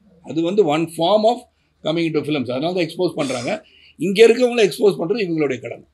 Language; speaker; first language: Tamil; native; Tamil